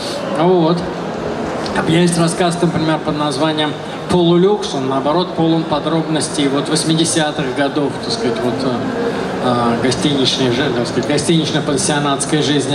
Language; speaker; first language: Russian; native; Russian